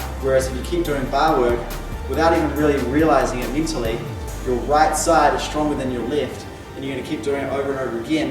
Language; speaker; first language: English; native; English